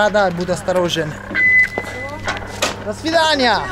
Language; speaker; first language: Russian; non-native, learner; Italian